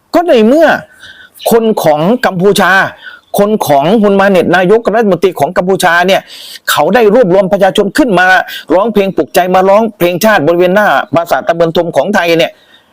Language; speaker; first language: Thai; native; Thai